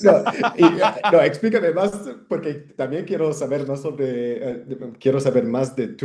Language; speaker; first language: Spanish; non-native, fluent; English